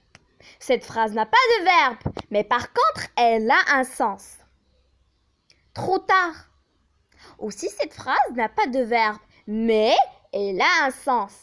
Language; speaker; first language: French; non-native, local second language; Arabic